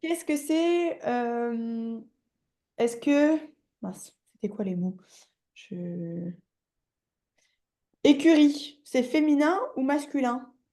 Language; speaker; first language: French; native; French